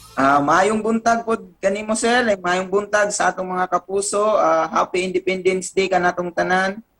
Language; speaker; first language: Cebuano; native; Cebuano